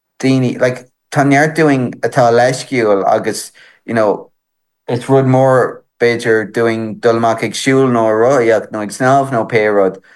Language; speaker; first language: Irish; non-native, local second language; English